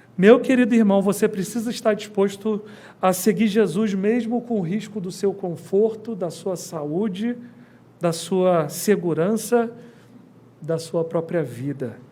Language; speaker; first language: Portuguese; native; Portuguese